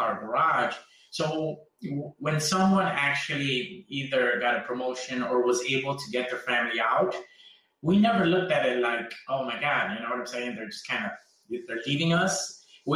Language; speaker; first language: English; early bilingual, other home language; Spanish